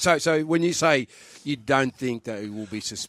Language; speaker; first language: English; native; English